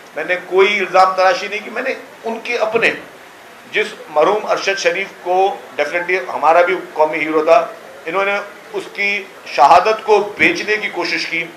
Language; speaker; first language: Urdu; non-native, local second language; Sindhi